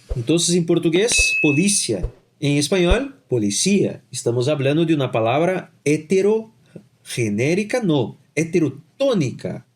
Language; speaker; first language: Spanish; non-native, fluent; Portuguese